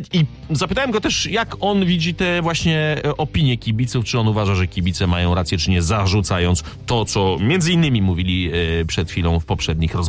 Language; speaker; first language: Polish; native; Polish